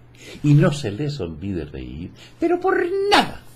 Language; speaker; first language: Spanish; native; Spanish